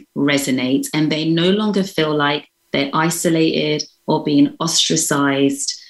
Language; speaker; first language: English; native; English